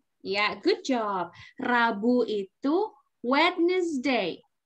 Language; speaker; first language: English; non-native, fluent; Indonesian